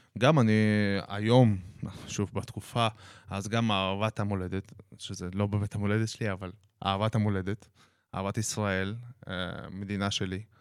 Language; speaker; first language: Hebrew; native; Hebrew